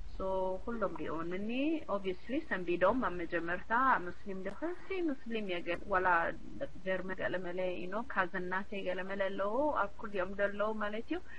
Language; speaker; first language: Tigrinya; early bilingual, heritage; Tigrinya